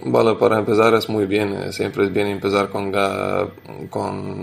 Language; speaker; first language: Spanish; non-native, learner; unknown